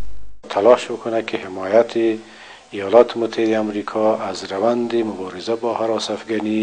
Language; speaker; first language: Persian; native; Persian